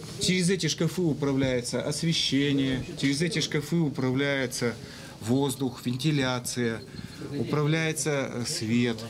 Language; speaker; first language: Russian; native; Russian